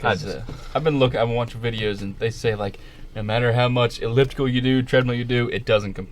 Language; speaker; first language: English; native; English